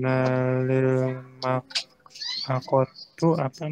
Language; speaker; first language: Arabic; non-native, learner; Indonesian